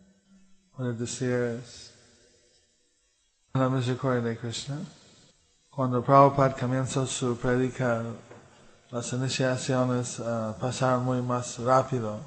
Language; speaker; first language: Spanish; non-native, fluent; English